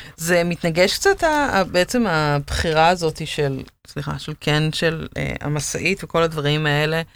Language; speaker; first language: Hebrew; native; Hebrew